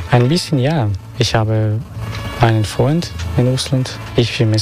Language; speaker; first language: German; non-native, fluent; Russian